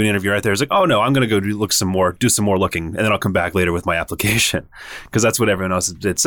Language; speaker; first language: English; native; English